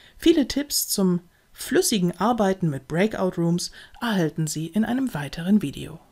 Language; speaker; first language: German; native; German